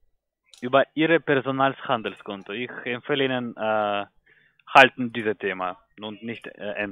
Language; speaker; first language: German; non-native, learner; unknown